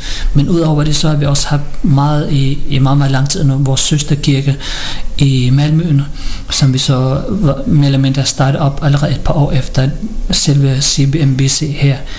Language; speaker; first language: Danish; early bilingual, other home language; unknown